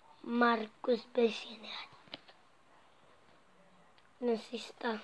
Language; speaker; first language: Swedish; non-native, local second language; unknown